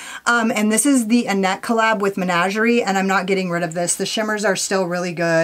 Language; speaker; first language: English; native; English